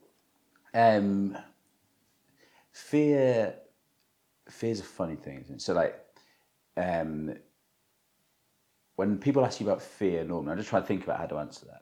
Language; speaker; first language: English; native; English